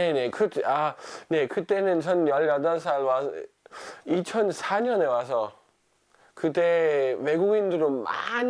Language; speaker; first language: Korean; non-native, fluent; Danish